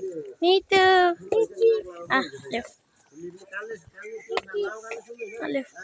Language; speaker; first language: English; non-native, learner; Nepali